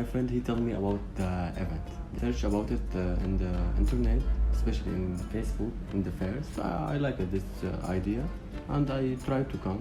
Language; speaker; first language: English; non-native, learner; Arabic